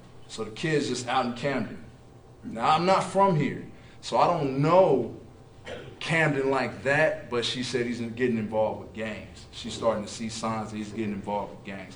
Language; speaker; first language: English; native; English